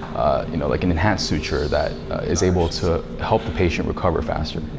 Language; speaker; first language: English; native; English